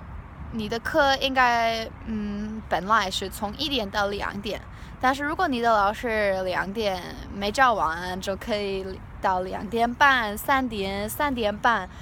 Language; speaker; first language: Chinese; non-native, learner; English